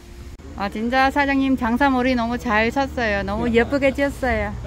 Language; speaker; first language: Korean; non-native, learner; Vietnamese